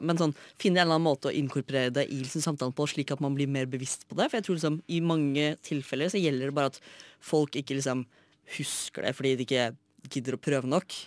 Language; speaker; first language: Norwegian; native; Norwegian